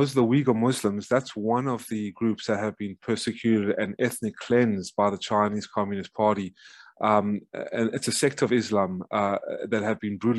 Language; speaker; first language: English; native; English